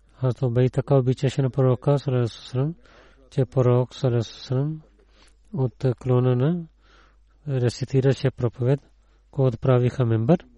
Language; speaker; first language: Bulgarian; non-native, learner; Urdu